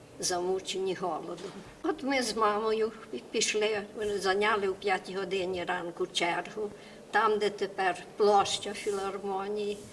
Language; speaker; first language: Ukrainian; native; Ukrainian